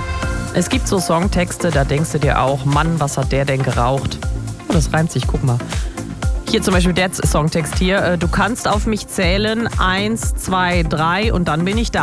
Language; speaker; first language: German; native; German